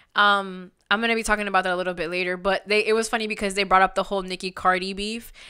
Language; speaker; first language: English; early bilingual, other home language; Spanish